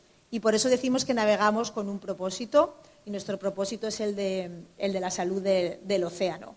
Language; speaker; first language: Spanish; native; Spanish